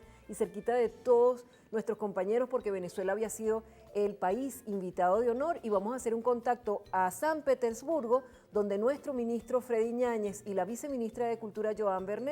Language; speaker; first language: Spanish; native; Spanish